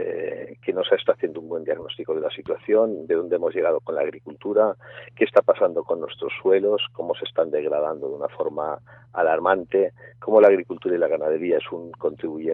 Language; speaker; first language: Spanish; native; Spanish